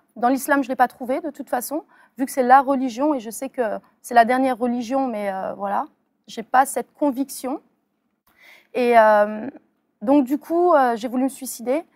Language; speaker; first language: French; early bilingual, other home language; Arabic